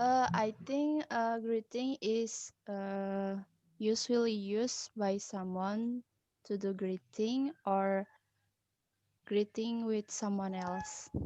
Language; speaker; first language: English; non-native, learner; Indonesian